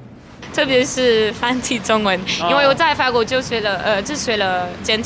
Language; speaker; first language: Chinese; non-native, fluent; French